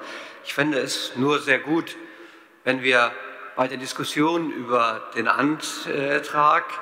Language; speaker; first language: German; native; German